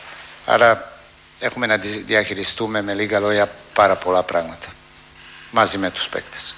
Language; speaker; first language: Greek; non-native, fluent; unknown